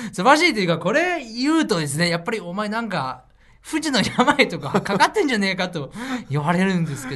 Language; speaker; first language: Japanese; non-native, fluent; Chinese